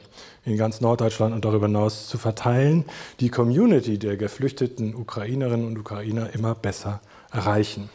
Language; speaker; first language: German; native; German